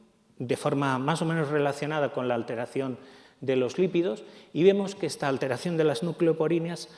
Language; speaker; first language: Spanish; native; Spanish